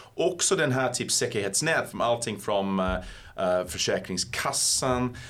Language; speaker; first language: Swedish; non-native, fluent; English